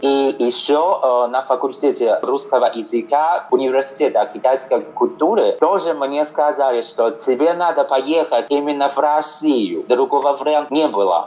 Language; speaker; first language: Russian; non-native, fluent; Chinese